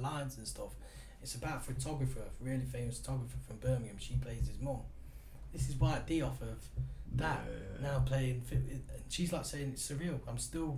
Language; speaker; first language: English; native; English